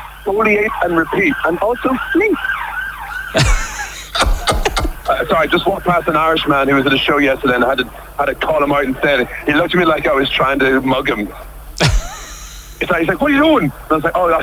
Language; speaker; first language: English; native; English